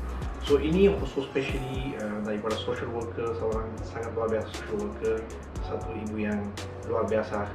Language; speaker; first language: Indonesian; non-native, learner; Malay